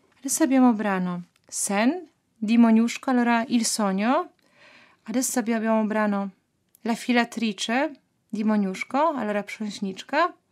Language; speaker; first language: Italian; non-native, fluent; Polish